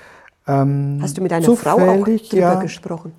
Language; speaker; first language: German; native; German